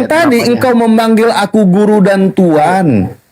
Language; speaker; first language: Indonesian; native; Indonesian